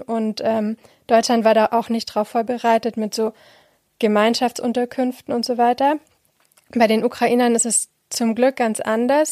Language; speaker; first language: German; native; German